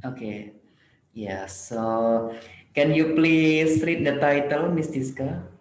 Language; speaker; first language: English; non-native, fluent; Indonesian